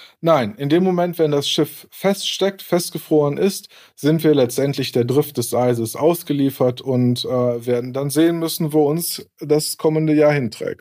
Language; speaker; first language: German; native; German